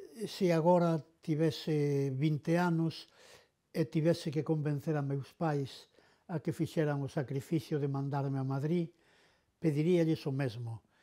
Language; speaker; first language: Galician; non-native, local second language; Spanish